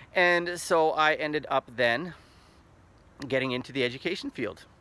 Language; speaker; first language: English; native; English